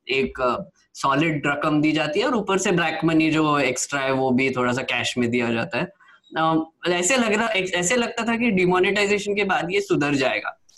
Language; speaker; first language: Hindi; non-native, local second language; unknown